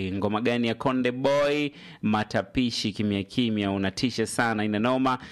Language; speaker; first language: Swahili; native; Swahili